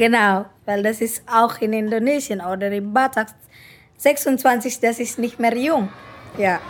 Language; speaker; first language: German; non-native, learner; Indonesian